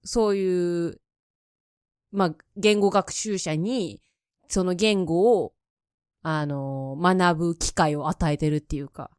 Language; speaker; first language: Japanese; native; Japanese